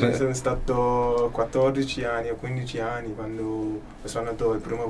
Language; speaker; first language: Italian; non-native, learner; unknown